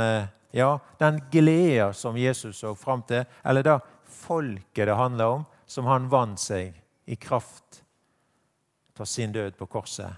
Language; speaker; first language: Norwegian; native; Norwegian